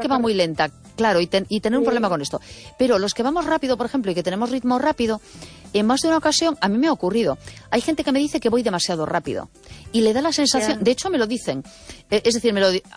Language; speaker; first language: Spanish; native; Spanish